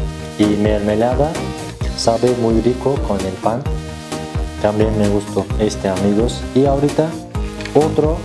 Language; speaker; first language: Spanish; non-native, learner; Turkish